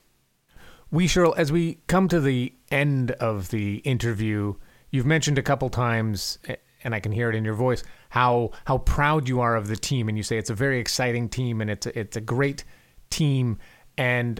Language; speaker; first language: English; native; English